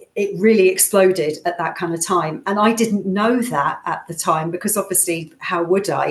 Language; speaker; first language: English; native; English